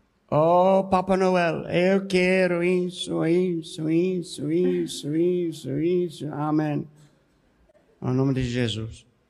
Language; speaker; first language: Portuguese; non-native, learner; English